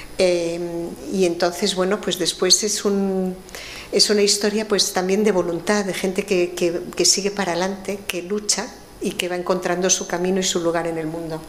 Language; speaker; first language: Spanish; native; Spanish